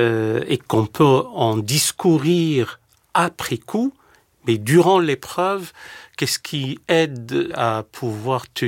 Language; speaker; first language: French; native; French